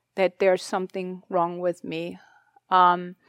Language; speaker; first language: English; non-native, fluent; German